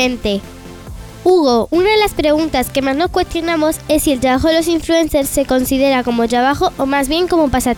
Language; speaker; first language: Spanish; native; Spanish